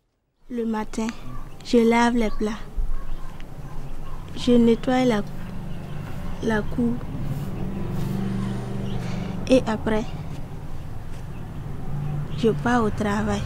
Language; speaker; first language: French; non-native, learner; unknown